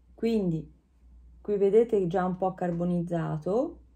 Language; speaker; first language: Italian; early bilingual, heritage; Italian